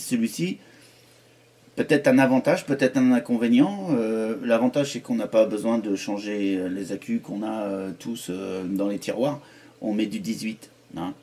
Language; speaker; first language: French; native; French